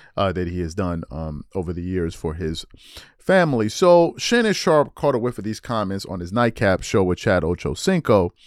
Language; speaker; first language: English; native; English